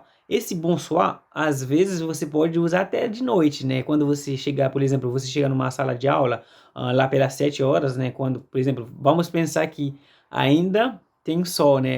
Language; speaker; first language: Portuguese; non-native, fluent; Haitian Creole